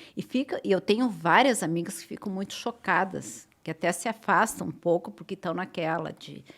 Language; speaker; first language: Portuguese; native; Portuguese